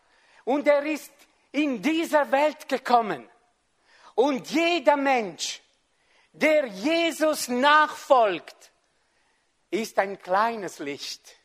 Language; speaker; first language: German; non-native, fluent; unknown